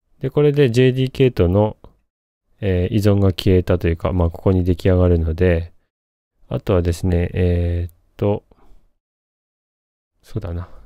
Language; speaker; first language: Japanese; native; Japanese